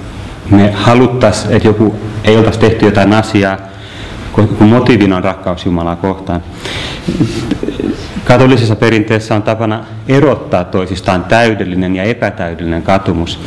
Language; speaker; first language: Finnish; native; Finnish